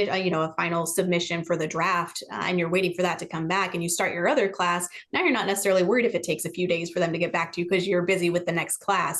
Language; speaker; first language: English; native; English